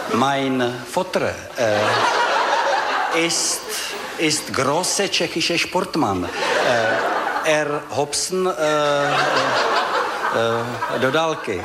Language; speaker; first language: German; non-native, learner; Czech